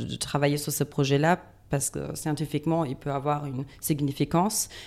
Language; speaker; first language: French; non-native, fluent; German